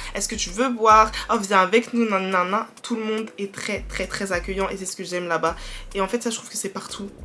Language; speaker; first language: French; early bilingual, other home language; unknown